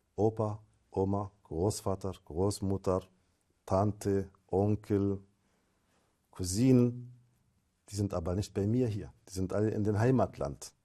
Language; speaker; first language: German; non-native, fluent; Arabic